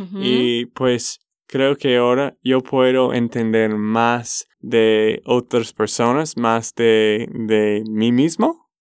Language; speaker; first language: Spanish; non-native, learner; English